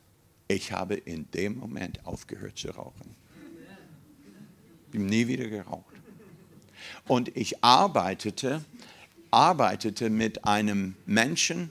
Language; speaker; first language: German; non-native, fluent; English